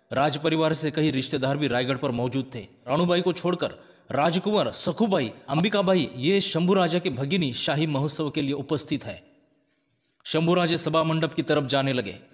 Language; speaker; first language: Hindi; non-native, local second language; Marathi